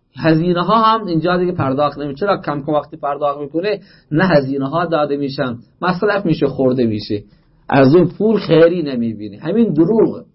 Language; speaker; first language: Persian; native; Persian